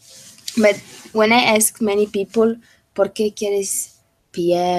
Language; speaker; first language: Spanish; non-native, learner; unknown